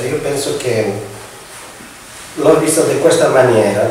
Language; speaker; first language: Italian; non-native, fluent; Spanish